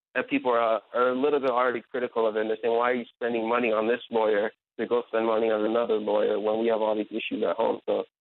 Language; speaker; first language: English; native; English